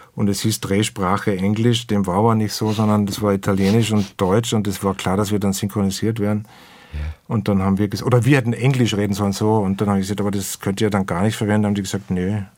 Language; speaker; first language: German; native; German